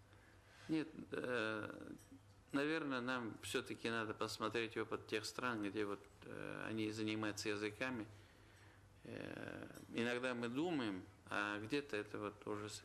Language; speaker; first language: Russian; non-native, local second language; Tatar